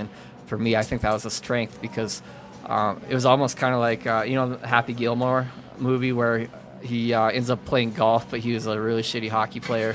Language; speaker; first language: English; native; English